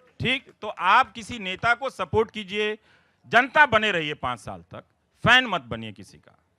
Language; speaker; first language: Hindi; non-native, local second language; Bhojpuri